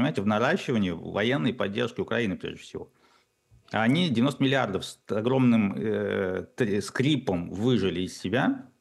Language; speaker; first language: Russian; native; Russian